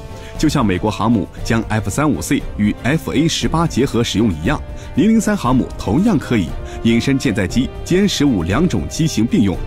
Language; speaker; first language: Chinese; native; Chinese